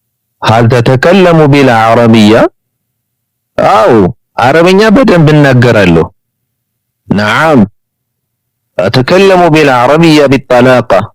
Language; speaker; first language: Arabic; non-native, fluent; Amharic